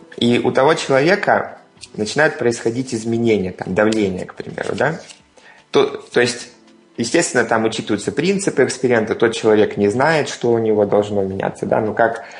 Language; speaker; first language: Russian; native; Russian